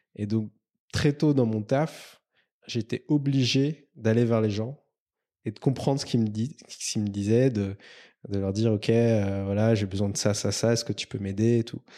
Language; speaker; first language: French; native; French